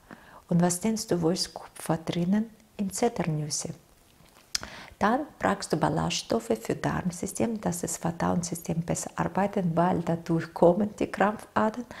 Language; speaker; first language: German; non-native, fluent; Russian